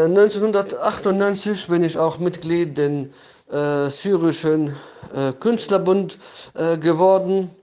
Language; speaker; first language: German; non-native, fluent; Arabic